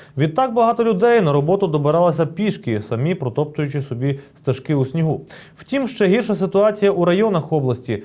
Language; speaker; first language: Ukrainian; native; Ukrainian